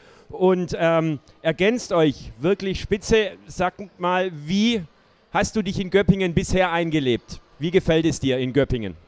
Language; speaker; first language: German; native; German